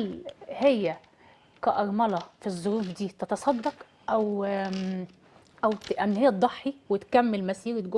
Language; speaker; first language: Arabic; native; Arabic